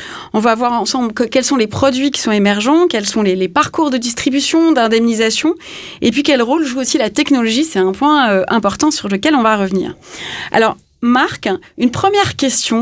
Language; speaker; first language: French; native; French